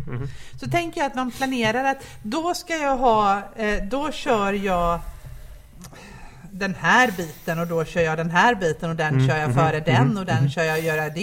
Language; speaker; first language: Swedish; native; Swedish